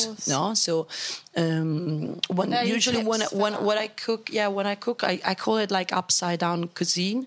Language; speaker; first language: English; non-native, fluent; Italian